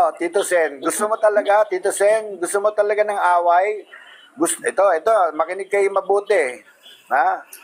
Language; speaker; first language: Filipino; native; Filipino